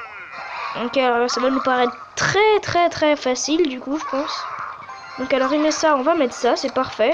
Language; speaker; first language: French; native; French